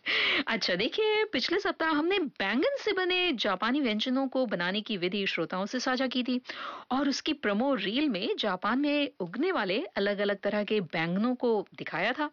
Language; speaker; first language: Hindi; native; Hindi